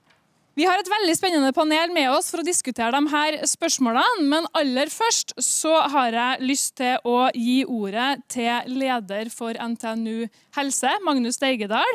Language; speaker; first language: Norwegian; native; Norwegian